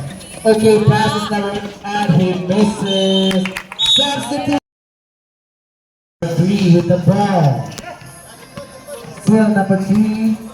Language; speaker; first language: English; non-native, local second language; Indonesian